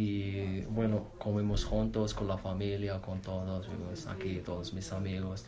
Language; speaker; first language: Spanish; non-native, learner; Arabic